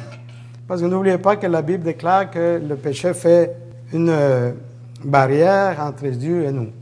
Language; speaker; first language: French; native; French